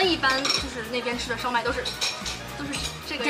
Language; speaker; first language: Chinese; native; Chinese